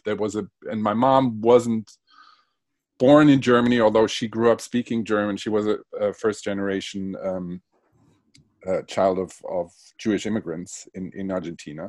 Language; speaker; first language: English; non-native, fluent; Spanish